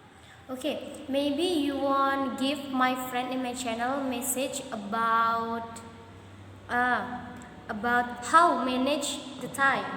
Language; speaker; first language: English; non-native, learner; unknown